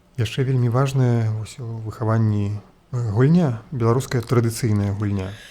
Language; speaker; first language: Belarusian; native; Belarusian